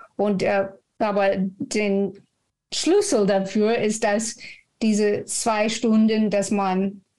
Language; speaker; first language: German; non-native, fluent; English